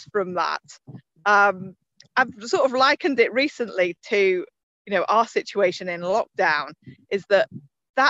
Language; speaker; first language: English; native; English